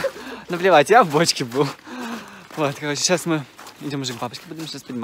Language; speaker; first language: Russian; native; Russian